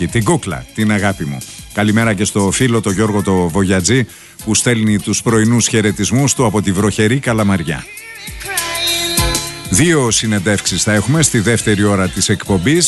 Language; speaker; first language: Greek; native; Greek